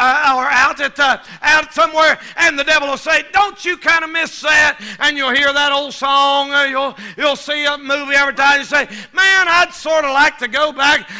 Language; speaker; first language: English; native; English